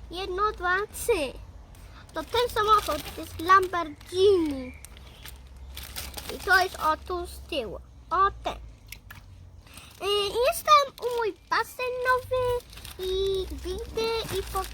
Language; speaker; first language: Polish; early bilingual, heritage; Polish